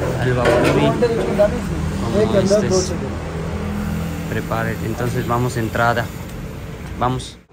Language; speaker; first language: Spanish; non-native, learner; Urdu